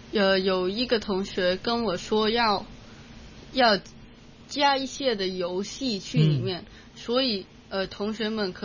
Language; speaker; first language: Chinese; non-native, local second language; Cantonese